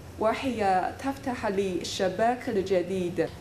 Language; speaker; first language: Arabic; non-native, learner; Chinese